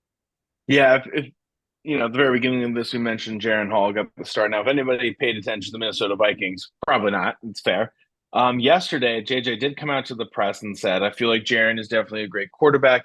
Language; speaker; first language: English; native; English